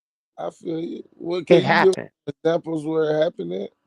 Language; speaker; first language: English; native; English